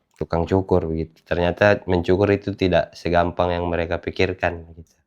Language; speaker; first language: Indonesian; native; Indonesian